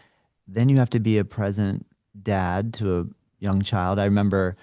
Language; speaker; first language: English; native; English